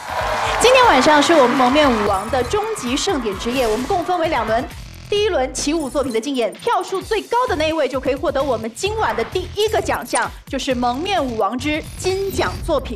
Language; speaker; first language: Chinese; native; Chinese